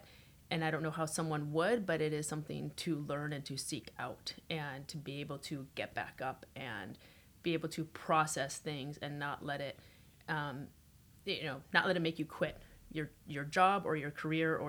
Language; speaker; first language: English; native; English